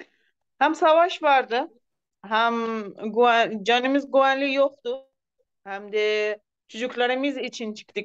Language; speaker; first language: Turkish; non-native, learner; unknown